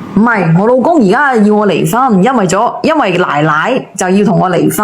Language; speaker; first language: Cantonese; native; Cantonese